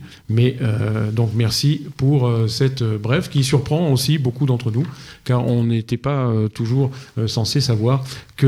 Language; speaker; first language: French; native; French